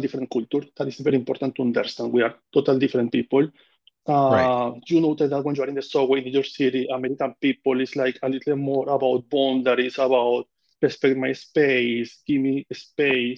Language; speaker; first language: English; non-native, fluent; Spanish